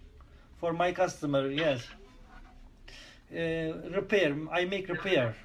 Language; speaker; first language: English; non-native, learner; Turkish